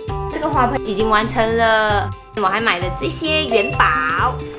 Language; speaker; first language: Chinese; native; Chinese